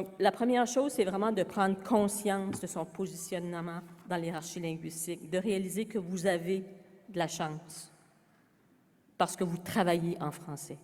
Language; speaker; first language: French; native; French